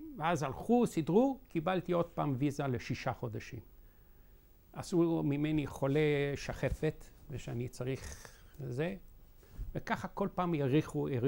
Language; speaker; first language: Hebrew; non-native, fluent; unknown